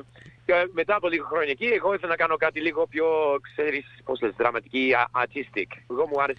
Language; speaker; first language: Greek; early bilingual, heritage; English